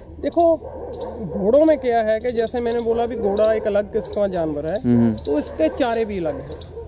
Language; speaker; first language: Hindi; non-native, local second language; Punjabi